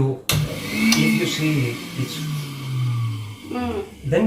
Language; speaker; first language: English; non-native, learner; Greek